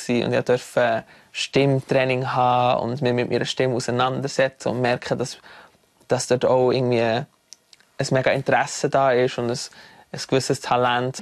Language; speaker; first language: German; native; German